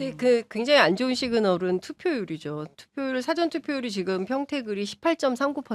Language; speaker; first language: Korean; native; Korean